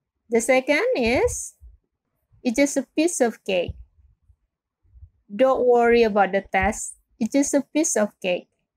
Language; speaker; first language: English; non-native, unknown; Indonesian